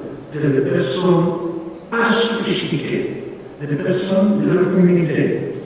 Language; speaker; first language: French; non-native, learner; Spanish